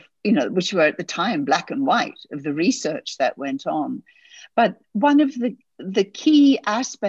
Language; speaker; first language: English; native; English